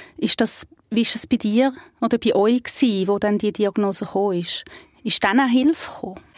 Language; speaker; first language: German; native; German